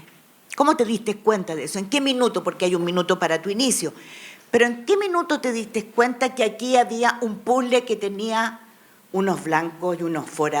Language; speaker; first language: Spanish; native; Spanish